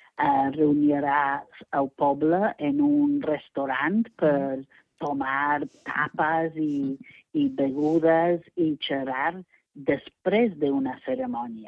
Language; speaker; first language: Catalan; non-native, fluent; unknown